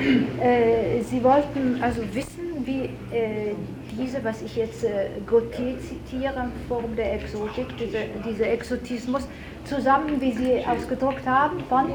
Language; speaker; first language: German; non-native, fluent; Italian